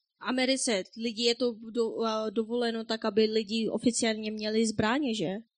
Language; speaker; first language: Czech; non-native, fluent; Korean